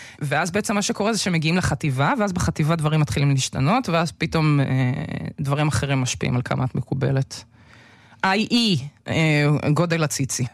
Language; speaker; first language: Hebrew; early bilingual, other home language; Russian